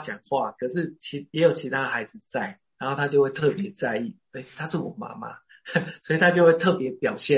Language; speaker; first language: Chinese; native; Chinese